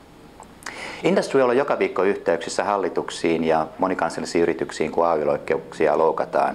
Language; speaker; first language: Finnish; native; Finnish